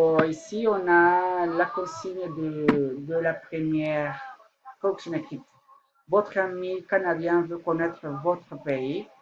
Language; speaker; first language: French; non-native, learner; Spanish